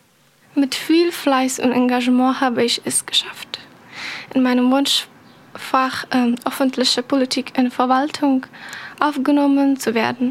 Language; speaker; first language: German; non-native, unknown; Persian